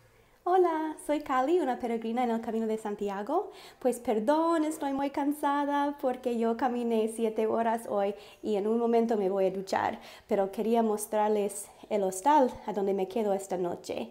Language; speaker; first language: Spanish; non-native, fluent; English